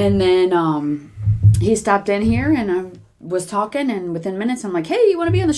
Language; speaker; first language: English; native; English